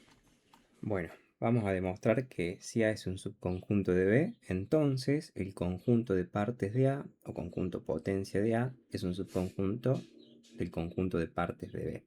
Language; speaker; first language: Spanish; native; Spanish